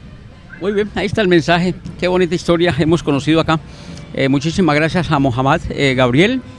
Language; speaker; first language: Spanish; native; Spanish